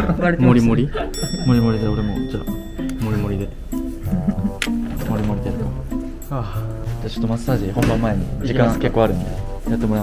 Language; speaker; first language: Japanese; native; Japanese